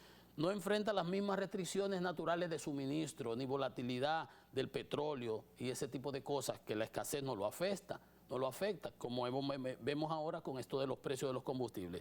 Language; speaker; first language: Spanish; native; Spanish